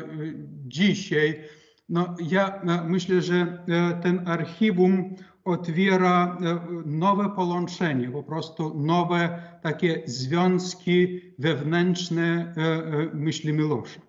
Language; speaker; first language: Polish; non-native, fluent; Lithuanian